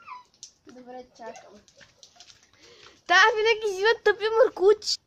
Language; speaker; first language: Bulgarian; native; Bulgarian